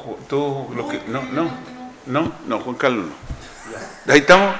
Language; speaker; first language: Spanish; native; Spanish